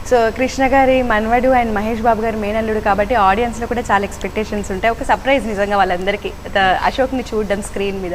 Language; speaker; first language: Telugu; native; Telugu